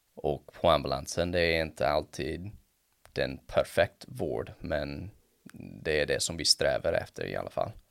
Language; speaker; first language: Swedish; non-native, fluent; English